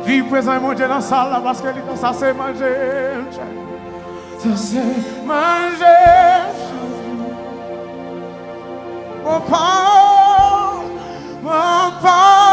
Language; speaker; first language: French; non-native, local second language; Haitian Creole